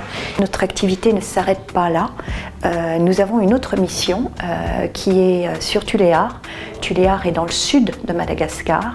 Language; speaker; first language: French; native; French